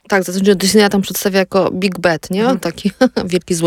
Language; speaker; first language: Polish; native; Polish